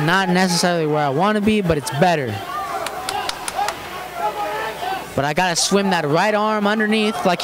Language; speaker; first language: English; native; English